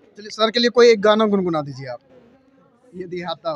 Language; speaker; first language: Hindi; native; Hindi